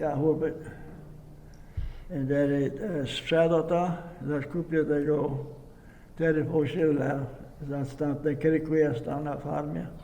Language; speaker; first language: Polish; early bilingual, heritage; Polish